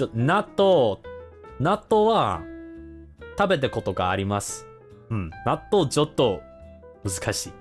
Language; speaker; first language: Japanese; non-native, learner; English